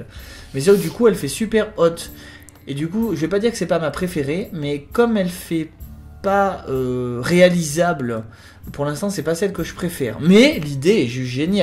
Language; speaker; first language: French; native; French